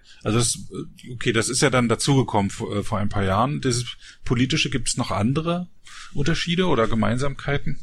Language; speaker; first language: German; native; German